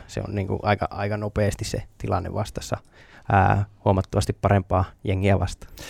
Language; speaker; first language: Finnish; native; Finnish